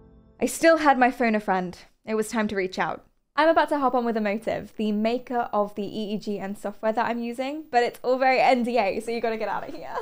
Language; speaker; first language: English; native; English